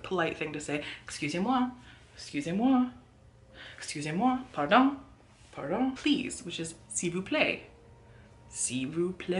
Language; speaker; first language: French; non-native, learner; English